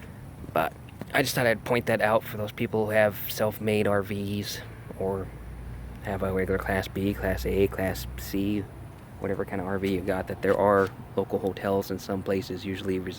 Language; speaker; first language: English; native; English